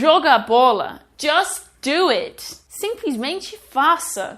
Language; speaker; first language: Portuguese; non-native, fluent; English